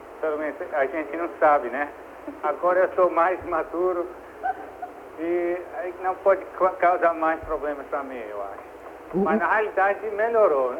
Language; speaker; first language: Portuguese; non-native, fluent; English